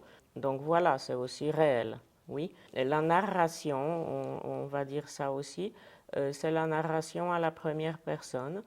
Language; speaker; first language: French; non-native, fluent; Polish